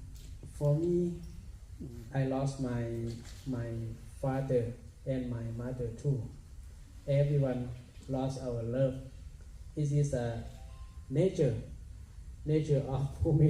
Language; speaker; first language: English; non-native, learner; Thai